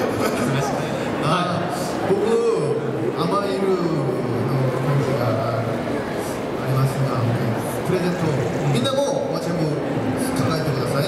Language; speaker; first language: Japanese; non-native, learner; Korean